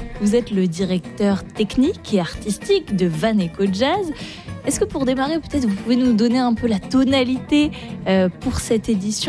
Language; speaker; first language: French; native; French